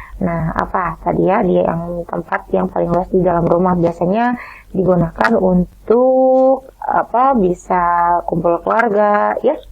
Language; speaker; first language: Indonesian; native; Indonesian